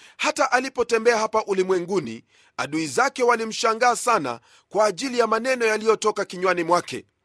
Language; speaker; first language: Swahili; non-native, local second language; Luyia